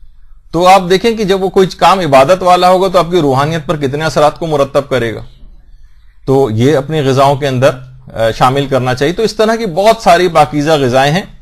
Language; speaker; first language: Urdu; native; Urdu